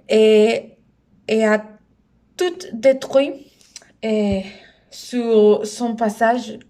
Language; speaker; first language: French; non-native, learner; Spanish